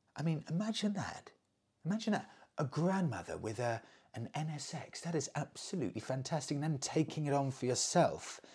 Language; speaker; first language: English; native; English